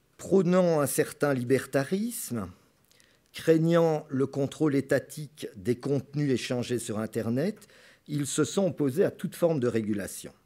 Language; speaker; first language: French; native; French